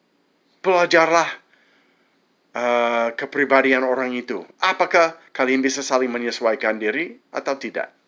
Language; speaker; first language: Indonesian; non-native, fluent; English